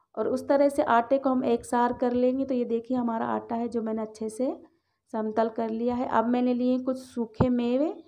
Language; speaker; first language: Hindi; native; Hindi